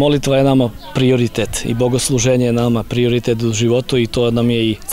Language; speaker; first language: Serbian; non-native, local second language; Slovak